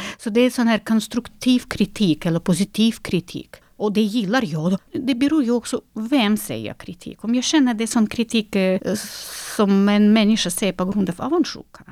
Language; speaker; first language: Swedish; non-native, fluent; Russian